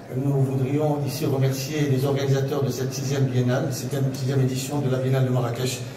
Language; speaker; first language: French; non-native, local second language; Arabic